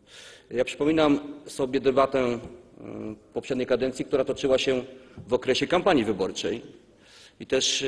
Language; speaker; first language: Polish; native; Polish